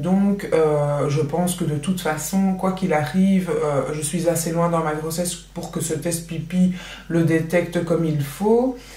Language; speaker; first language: French; native; French